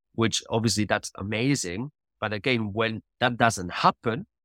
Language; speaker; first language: English; non-native, fluent; Spanish